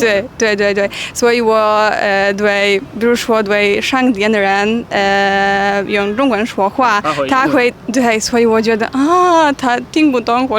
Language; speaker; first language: Chinese; non-native, learner; Polish